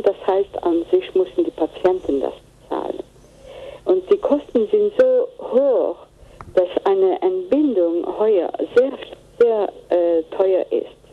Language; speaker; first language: German; non-native, fluent; Greek